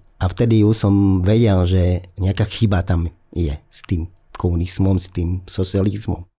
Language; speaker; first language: Slovak; non-native, fluent; Vietnamese